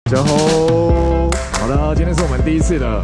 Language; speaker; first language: Chinese; native; Chinese